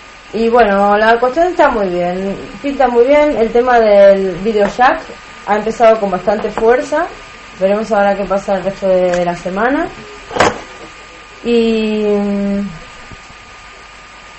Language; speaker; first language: Spanish; native; Spanish